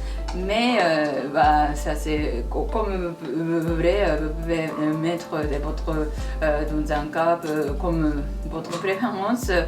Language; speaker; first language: French; non-native, fluent; Japanese